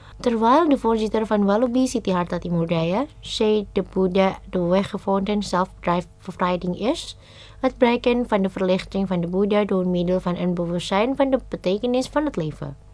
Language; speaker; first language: Dutch; non-native, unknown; Indonesian